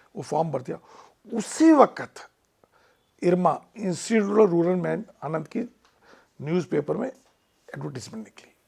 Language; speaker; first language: Hindi; non-native, local second language; Punjabi